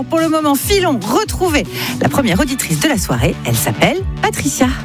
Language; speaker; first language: French; native; French